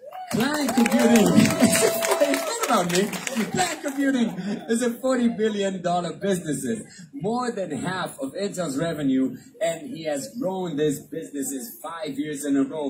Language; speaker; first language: English; non-native, fluent; Hebrew